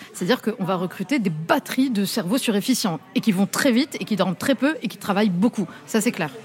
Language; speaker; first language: French; non-native, local second language; Arabic